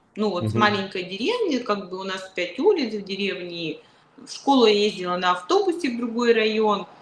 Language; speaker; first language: Russian; native; Russian